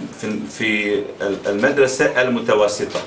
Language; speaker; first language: Arabic; non-native, fluent; Bosnian